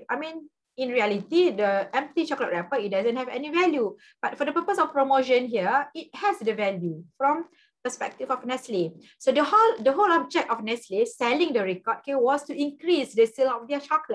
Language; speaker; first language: English; non-native, local second language; Malay